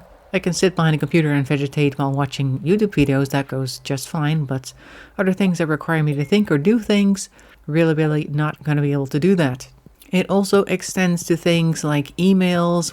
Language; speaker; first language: English; non-native, fluent; Dutch